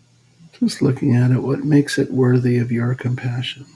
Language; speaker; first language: English; native; English